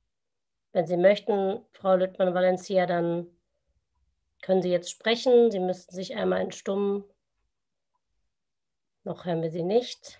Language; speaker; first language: German; native; German